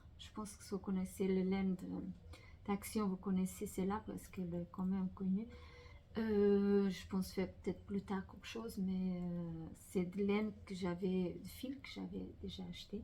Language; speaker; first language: French; non-native, fluent; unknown